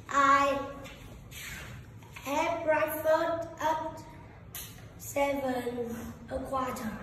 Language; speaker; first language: English; non-native, learner; Vietnamese